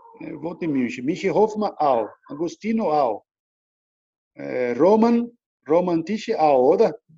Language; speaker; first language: German; non-native, learner; Portuguese